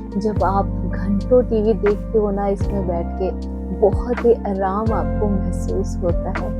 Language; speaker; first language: Hindi; native; Hindi